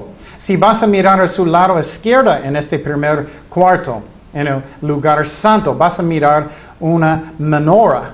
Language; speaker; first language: Spanish; non-native, fluent; English